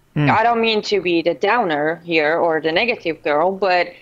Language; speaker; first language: English; non-native, fluent; Persian